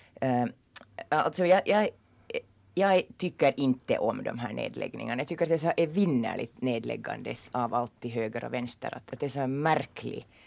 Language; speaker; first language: Swedish; native; Swedish